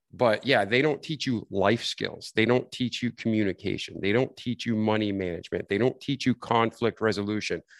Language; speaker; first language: English; native; English